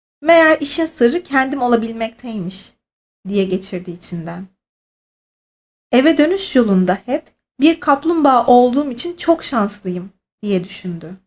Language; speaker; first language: Turkish; native; Turkish